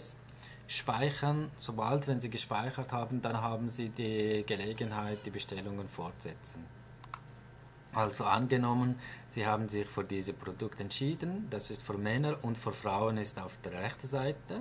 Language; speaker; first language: German; non-native, fluent; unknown